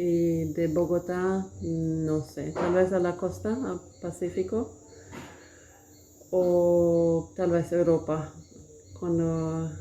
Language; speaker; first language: Spanish; non-native, learner; Swedish